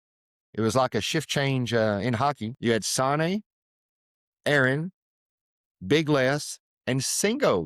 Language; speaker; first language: English; native; English